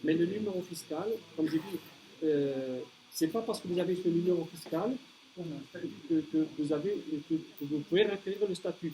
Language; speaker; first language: French; native; French